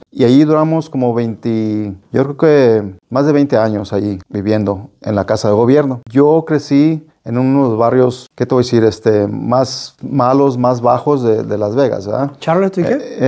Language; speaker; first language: Spanish; native; Spanish